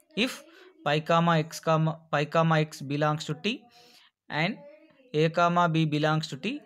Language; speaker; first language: English; non-native, local second language; Telugu